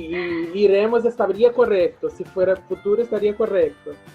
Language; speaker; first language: Spanish; non-native, fluent; Portuguese